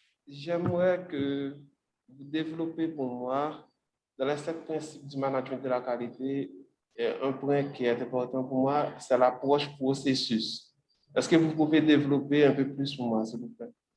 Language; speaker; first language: French; non-native, local second language; Haitian Creole